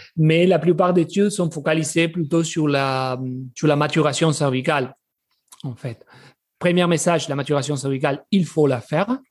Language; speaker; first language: French; non-native, fluent; Spanish